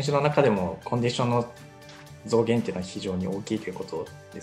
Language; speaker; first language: Japanese; native; Japanese